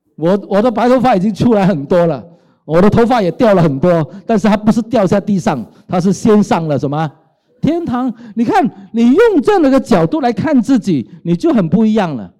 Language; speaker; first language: Chinese; non-native, local second language; Cantonese